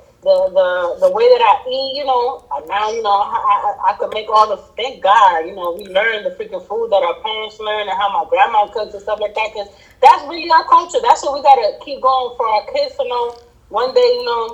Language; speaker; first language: English; early bilingual, other home language; Spanish